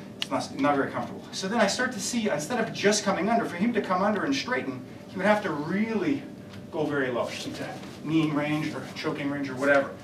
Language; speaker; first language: English; native; English